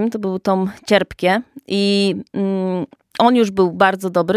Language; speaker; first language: Polish; native; Polish